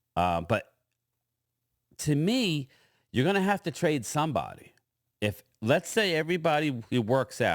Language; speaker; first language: English; native; English